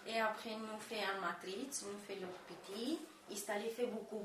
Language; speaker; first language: French; non-native, learner; Romanian